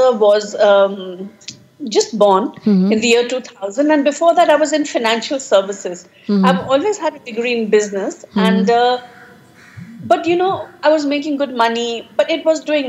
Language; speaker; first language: English; non-native, local second language; Punjabi